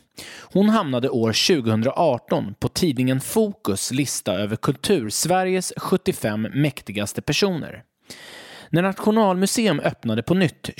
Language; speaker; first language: Swedish; native; Swedish